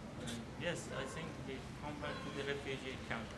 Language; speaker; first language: English; non-native, learner; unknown